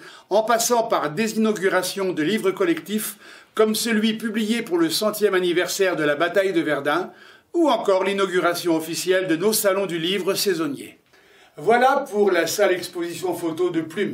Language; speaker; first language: French; native; French